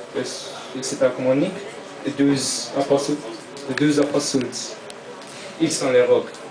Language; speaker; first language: French; non-native, fluent; English